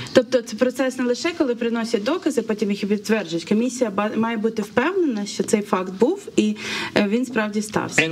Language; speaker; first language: Ukrainian; native; Ukrainian